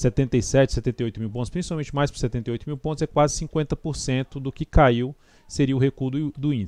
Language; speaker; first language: Portuguese; native; Portuguese